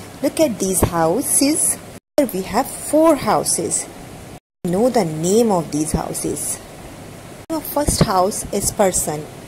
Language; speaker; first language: English; non-native, local second language; Urdu